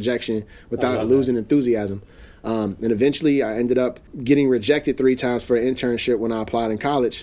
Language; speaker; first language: English; native; English